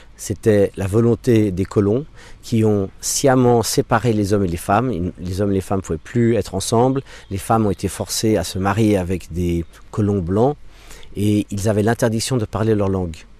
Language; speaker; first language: French; non-native, local second language; English